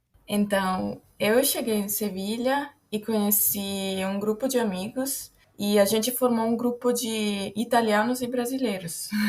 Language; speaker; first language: Portuguese; non-native, fluent; Italian